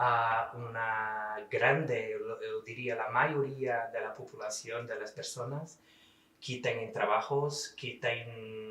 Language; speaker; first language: Spanish; non-native, fluent; Portuguese